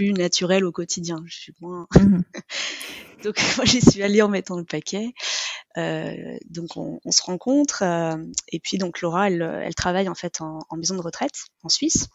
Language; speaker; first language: French; native; French